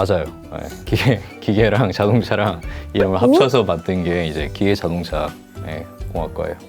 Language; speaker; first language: Korean; native; Korean